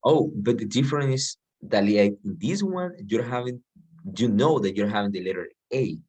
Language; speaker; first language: English; non-native, fluent; Spanish